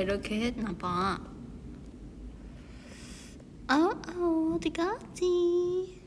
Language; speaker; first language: Korean; non-native, fluent; Chinese